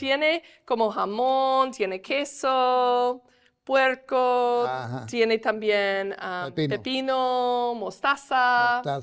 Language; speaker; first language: Spanish; non-native, fluent; English